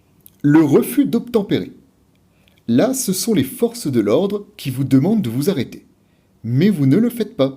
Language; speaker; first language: French; native; French